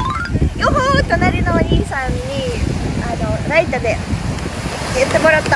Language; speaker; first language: Japanese; non-native, fluent; German